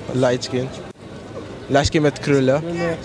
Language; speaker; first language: Dutch; native; Dutch